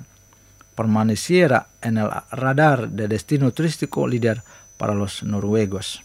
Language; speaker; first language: Spanish; non-native, fluent; Indonesian